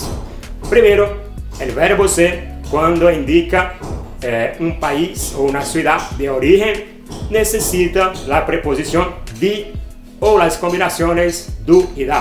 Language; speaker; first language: Spanish; non-native, fluent; Portuguese